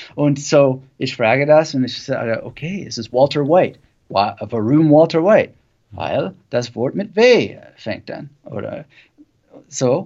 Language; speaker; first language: German; non-native, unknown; English